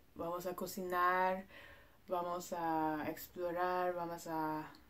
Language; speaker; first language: Spanish; non-native, learner; English